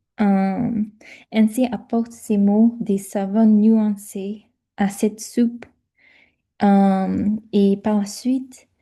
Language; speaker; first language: French; non-native, fluent; English